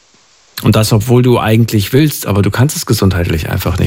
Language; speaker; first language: German; native; German